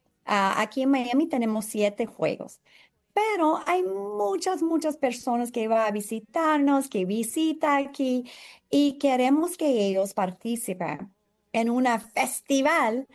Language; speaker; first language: Spanish; non-native, fluent; English